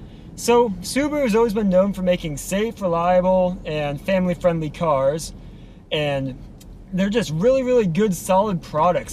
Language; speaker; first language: English; native; English